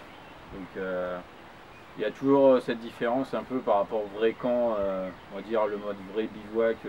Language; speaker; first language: French; native; French